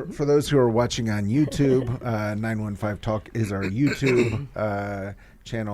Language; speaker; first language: English; native; English